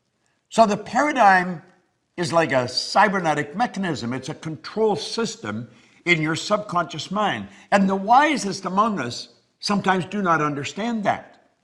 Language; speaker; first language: English; native; English